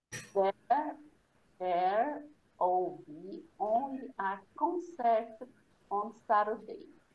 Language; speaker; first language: English; non-native, learner; Portuguese